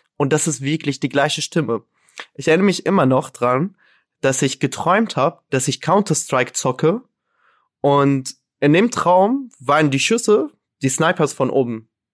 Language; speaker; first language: German; non-native, fluent; Arabic